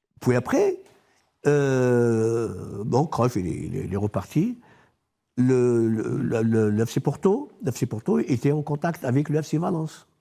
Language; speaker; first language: French; non-native, local second language; Arabic